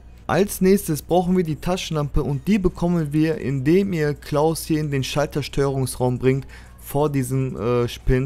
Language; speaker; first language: German; native; German